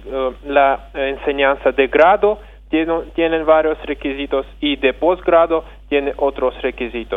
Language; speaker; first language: Spanish; non-native, fluent; Russian